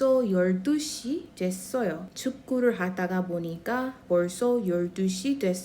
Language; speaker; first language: Korean; non-native, fluent; English